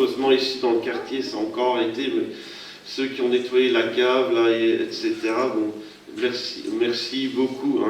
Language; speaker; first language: French; native; French